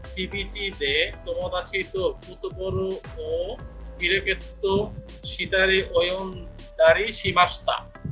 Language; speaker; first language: Japanese; non-native, learner; Bangla